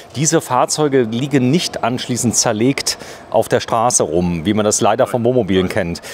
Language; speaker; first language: German; native; German